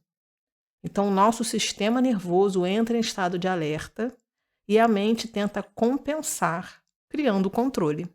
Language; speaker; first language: Portuguese; native; Portuguese